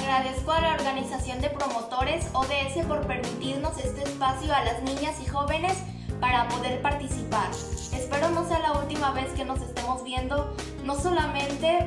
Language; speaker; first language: Spanish; native; Spanish